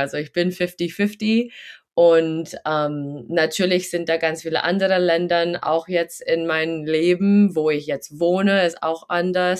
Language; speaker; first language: German; early bilingual, heritage; German